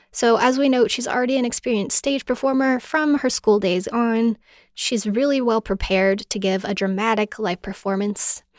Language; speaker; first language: English; native; English